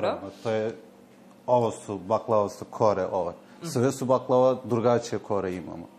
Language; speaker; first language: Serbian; non-native, learner; Turkish